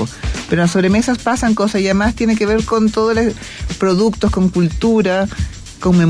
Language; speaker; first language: Spanish; native; Spanish